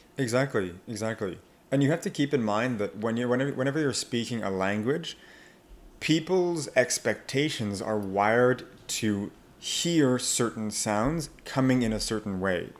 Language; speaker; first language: English; native; English